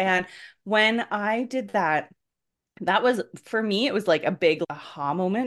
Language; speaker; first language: English; native; English